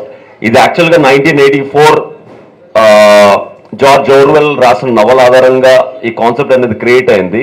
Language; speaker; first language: Telugu; native; Telugu